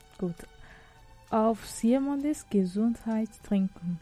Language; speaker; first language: German; non-native, fluent; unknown